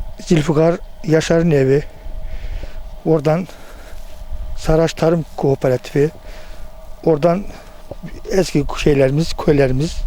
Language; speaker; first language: Turkish; native; Turkish